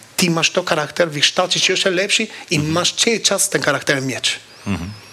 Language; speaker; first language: Polish; non-native, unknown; Albanian